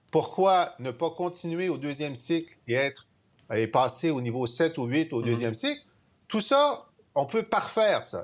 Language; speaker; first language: French; native; French